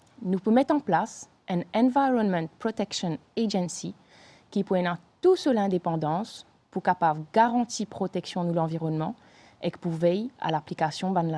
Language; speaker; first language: French; non-native, local second language; Morisyen